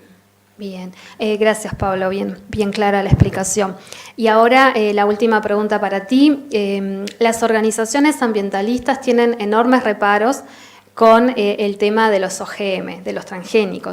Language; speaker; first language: Spanish; native; Spanish